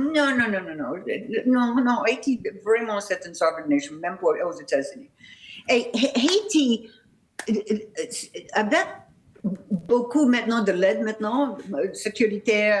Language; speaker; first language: French; non-native, learner; English